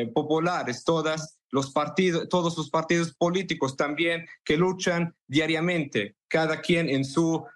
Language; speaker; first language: Spanish; non-native, fluent; Arabic